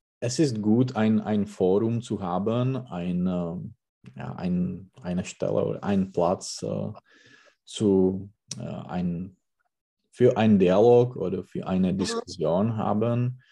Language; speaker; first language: German; non-native, learner; Czech